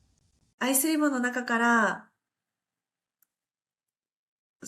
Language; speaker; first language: Japanese; native; Japanese